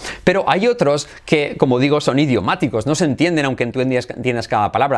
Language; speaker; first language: Spanish; native; Spanish